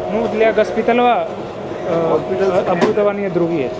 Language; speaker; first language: Russian; non-native, learner; Hindi